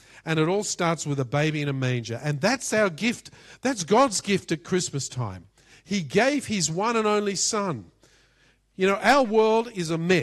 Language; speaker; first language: English; native; English